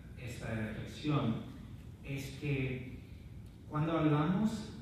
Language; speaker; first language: Spanish; non-native, fluent; English